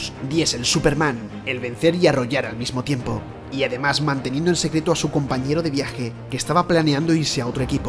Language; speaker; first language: Spanish; native; Spanish